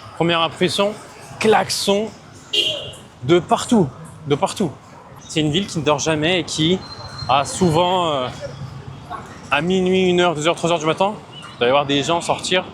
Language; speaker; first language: French; native; French